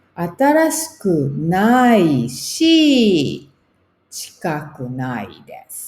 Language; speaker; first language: Japanese; non-native, fluent; English